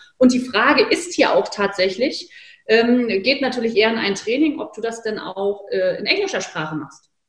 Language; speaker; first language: German; native; German